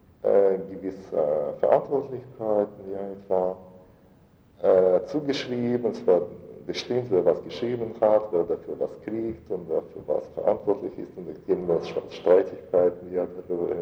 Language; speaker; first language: German; non-native, fluent; Russian